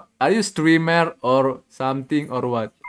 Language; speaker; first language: English; non-native, learner; Indonesian